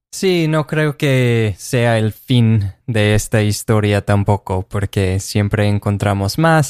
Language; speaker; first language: Spanish; non-native, fluent; English